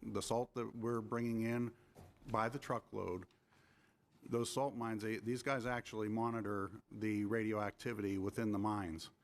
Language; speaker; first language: English; native; English